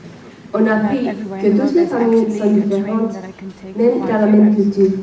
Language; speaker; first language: French; non-native, fluent; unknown